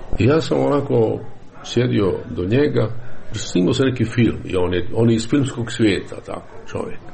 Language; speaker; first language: Serbian; native; Serbian